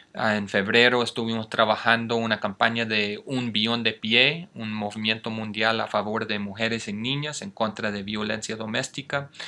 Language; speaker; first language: Spanish; non-native, fluent; English